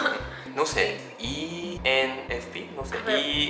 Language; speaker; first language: Spanish; non-native, learner; Japanese